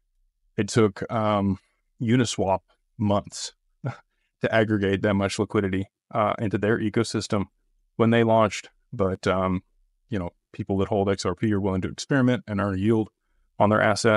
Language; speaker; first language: English; native; English